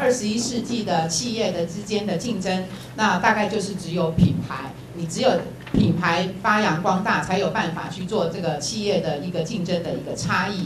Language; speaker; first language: Chinese; native; Chinese